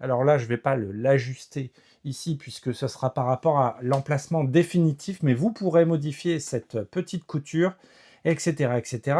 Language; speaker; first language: French; native; French